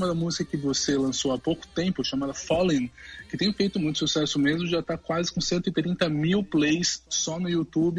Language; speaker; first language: Portuguese; native; Portuguese